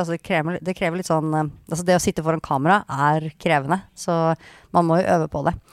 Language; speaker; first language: Norwegian; native; Norwegian